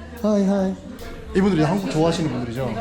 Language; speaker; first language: Korean; native; Korean